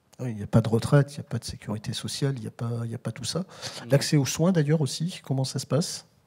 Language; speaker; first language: French; native; French